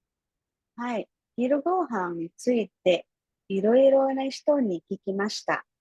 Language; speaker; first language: Japanese; non-native, fluent; Filipino